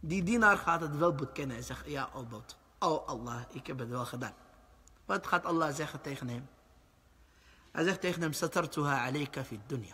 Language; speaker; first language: Dutch; early bilingual, other home language; Arabic